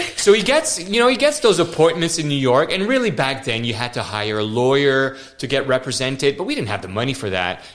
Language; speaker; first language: English; non-native, fluent; French